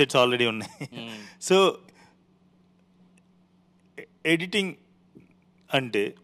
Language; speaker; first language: Telugu; native; Telugu